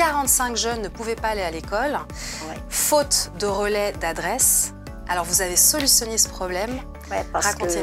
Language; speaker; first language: French; native; French